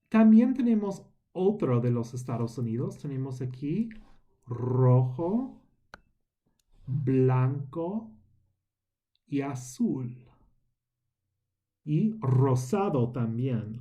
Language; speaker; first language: Spanish; non-native, fluent; English